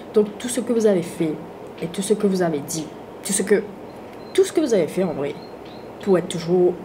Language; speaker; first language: French; non-native, local second language; Morisyen